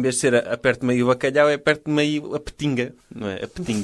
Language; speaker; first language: Portuguese; native; Portuguese